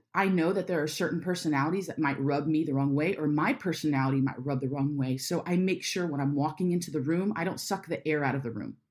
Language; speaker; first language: English; native; English